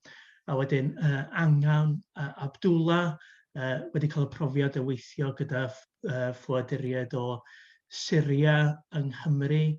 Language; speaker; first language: Welsh; native; Welsh